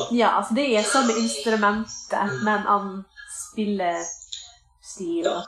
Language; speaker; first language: Norwegian; non-native, fluent; English